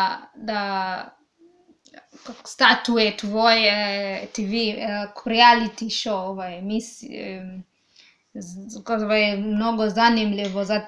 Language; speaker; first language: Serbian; non-native, learner; English